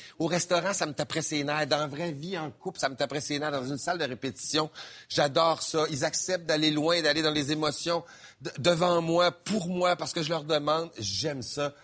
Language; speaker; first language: French; native; French